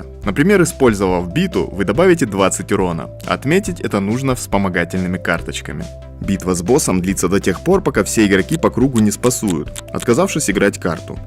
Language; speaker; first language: Russian; native; Russian